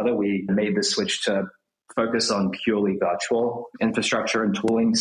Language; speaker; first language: English; native; English